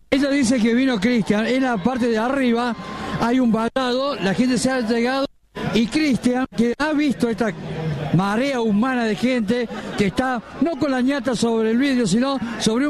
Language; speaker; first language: Spanish; native; Spanish